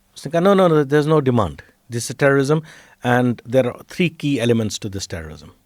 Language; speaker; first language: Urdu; non-native, local second language; Kashmiri